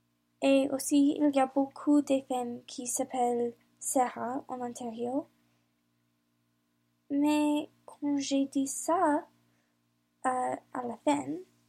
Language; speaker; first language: French; non-native, learner; English